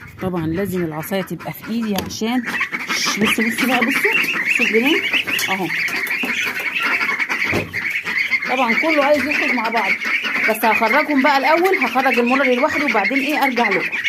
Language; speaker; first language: Arabic; native; Arabic